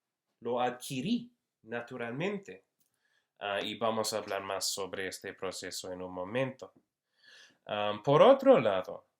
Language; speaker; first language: Spanish; non-native, fluent; English